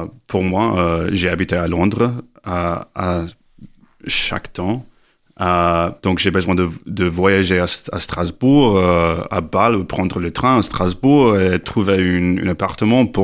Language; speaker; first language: French; non-native, learner; English